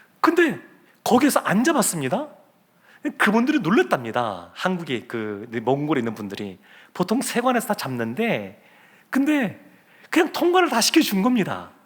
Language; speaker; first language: Korean; native; Korean